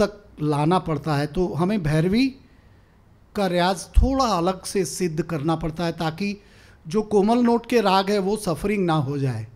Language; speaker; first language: Hindi; native; Hindi